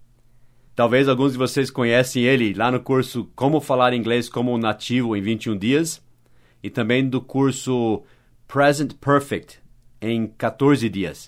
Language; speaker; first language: Portuguese; non-native, fluent; English